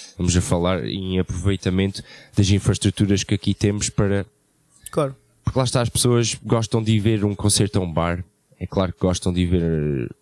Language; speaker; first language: Portuguese; early bilingual, heritage; Portuguese